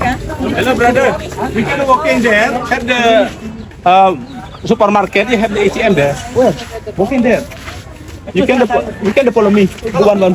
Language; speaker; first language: English; non-native, learner; Indonesian